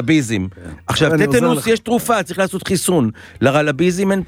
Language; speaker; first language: Hebrew; native; Hebrew